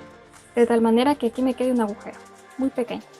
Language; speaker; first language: Spanish; native; Spanish